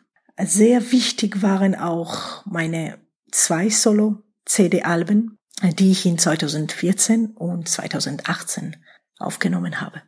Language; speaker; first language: German; non-native, fluent; Georgian